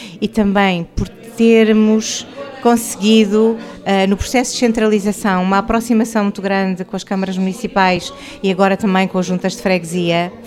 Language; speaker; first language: Portuguese; native; Portuguese